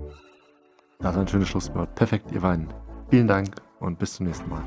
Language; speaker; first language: German; native; German